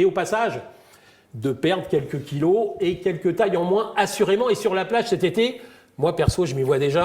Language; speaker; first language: French; native; French